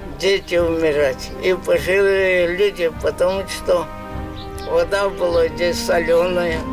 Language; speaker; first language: Russian; non-native, local second language; Korean